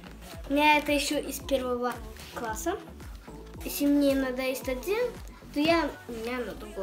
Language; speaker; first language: Russian; early bilingual, heritage; Russian